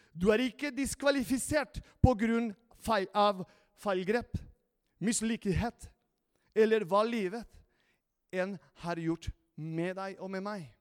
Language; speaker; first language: Norwegian; non-native, fluent; Spanish